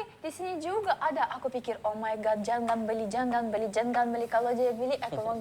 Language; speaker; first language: Indonesian; non-native, learner; Russian